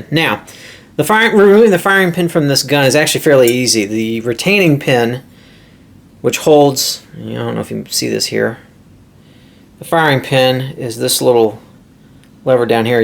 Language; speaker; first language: English; native; English